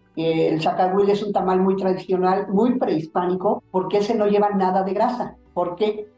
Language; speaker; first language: Spanish; native; Spanish